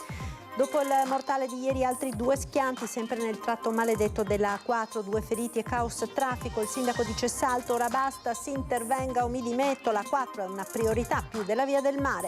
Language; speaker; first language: Italian; native; Italian